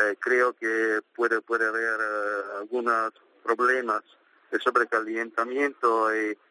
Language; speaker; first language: Spanish; non-native, learner; Italian